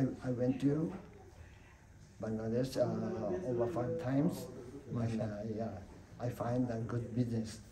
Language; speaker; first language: English; non-native, learner; Japanese